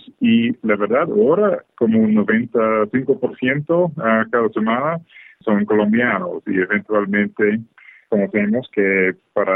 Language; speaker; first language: Spanish; non-native, fluent; English